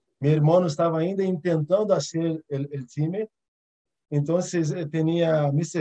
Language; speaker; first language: Portuguese; early bilingual, other home language; Arabic